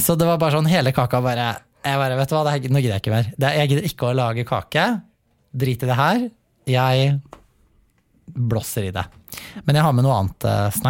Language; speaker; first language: Norwegian; native; Norwegian